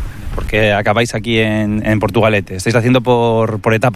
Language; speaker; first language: Spanish; native; Spanish